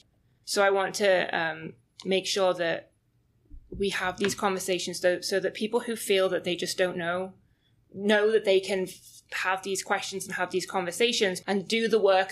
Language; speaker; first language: English; native; English